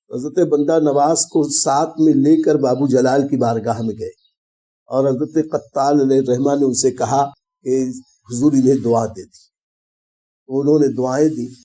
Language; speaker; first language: Urdu; native; Urdu